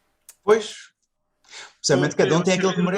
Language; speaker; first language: Portuguese; native; Portuguese